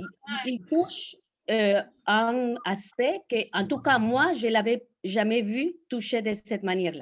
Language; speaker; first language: French; non-native, fluent; Spanish